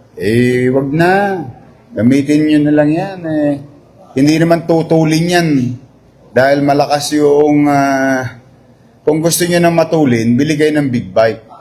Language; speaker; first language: Filipino; native; Filipino